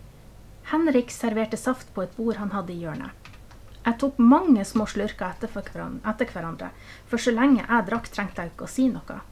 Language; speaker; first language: Norwegian; native; Norwegian